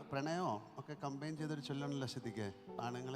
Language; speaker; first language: Malayalam; native; Malayalam